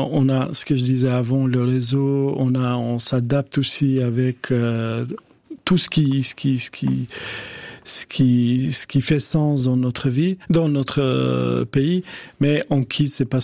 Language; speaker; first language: French; non-native, fluent; Albanian